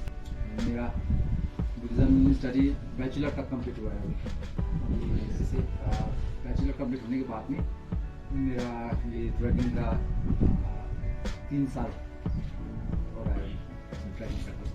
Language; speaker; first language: Hindi; non-native, local second language; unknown